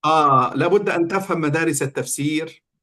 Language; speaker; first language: Arabic; native; Arabic